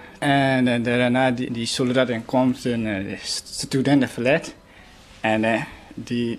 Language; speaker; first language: Dutch; non-native, learner; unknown